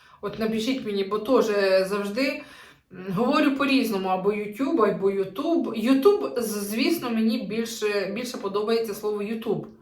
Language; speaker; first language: Ukrainian; native; Ukrainian